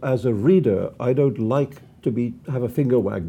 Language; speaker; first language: English; non-native, local second language; Urdu